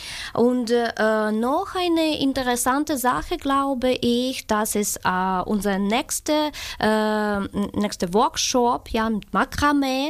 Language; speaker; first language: German; non-native, fluent; Ukrainian